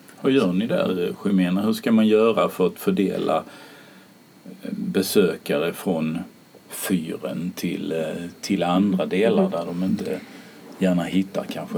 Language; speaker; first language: Swedish; native; Swedish